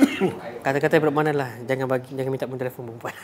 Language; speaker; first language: Malay; native; Malay